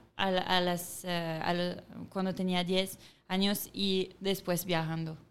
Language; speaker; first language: Spanish; non-native, fluent; French